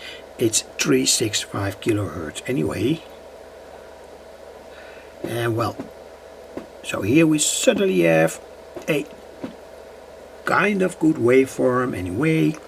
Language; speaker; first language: English; non-native, fluent; Dutch